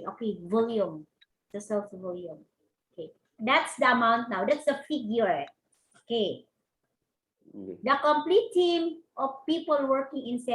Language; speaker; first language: English; non-native, local second language; Cebuano